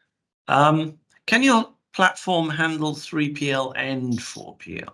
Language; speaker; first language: English; native; English